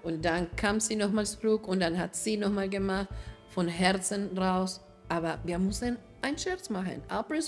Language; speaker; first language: German; non-native, fluent; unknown